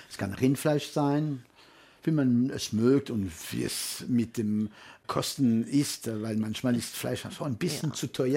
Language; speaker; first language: German; non-native, fluent; French